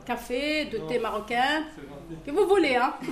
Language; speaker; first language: French; non-native, local second language; Arabic